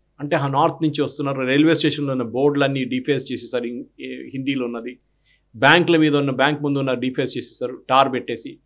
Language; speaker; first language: Telugu; non-native, fluent; Malayalam